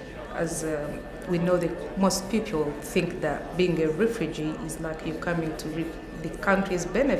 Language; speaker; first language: English; non-native, fluent; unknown